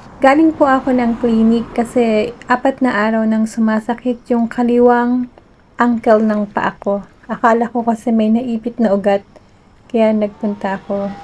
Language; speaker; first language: Filipino; native; Filipino